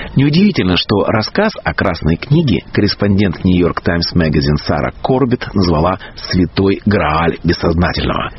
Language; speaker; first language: Russian; native; Russian